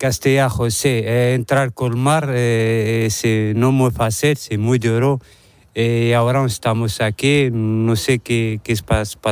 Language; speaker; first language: Spanish; non-native, learner; Arabic